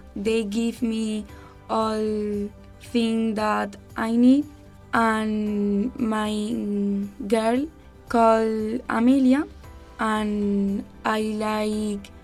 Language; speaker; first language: English; non-native, learner; Spanish